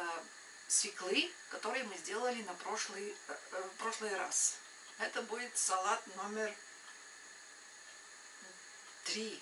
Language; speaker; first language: Russian; non-native, local second language; Latvian